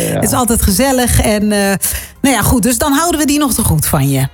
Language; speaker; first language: Dutch; native; Dutch